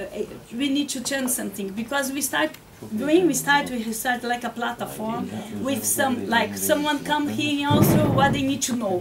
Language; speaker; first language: English; non-native, learner; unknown